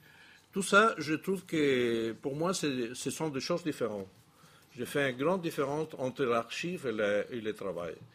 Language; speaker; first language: French; non-native, fluent; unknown